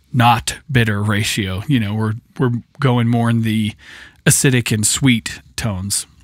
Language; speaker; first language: English; native; English